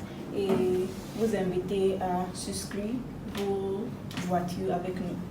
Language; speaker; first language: French; non-native, learner; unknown